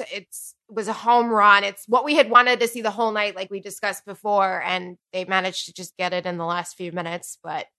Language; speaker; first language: English; native; English